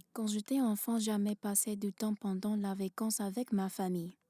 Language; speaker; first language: French; non-native, learner; English